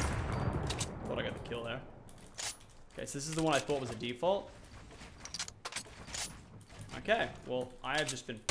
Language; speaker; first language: English; native; English